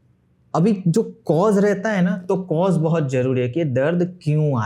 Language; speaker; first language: Hindi; non-native, local second language; Gujarati